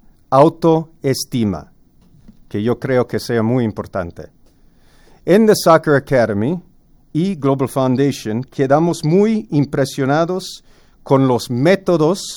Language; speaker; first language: Spanish; non-native, fluent; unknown